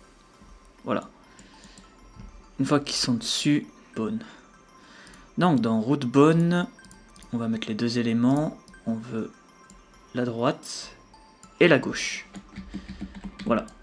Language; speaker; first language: French; native; French